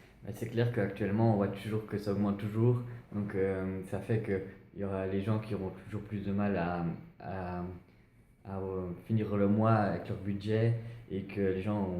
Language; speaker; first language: French; native; French